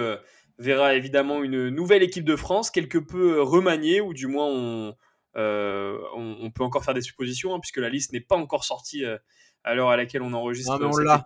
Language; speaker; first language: French; native; French